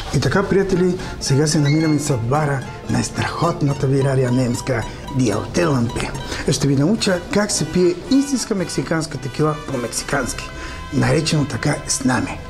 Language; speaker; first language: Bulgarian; non-native, fluent; Spanish